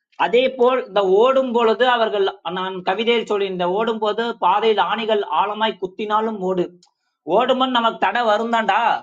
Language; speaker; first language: Tamil; non-native, local second language; Urdu